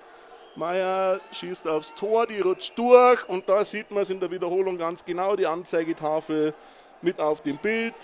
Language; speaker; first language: German; native; German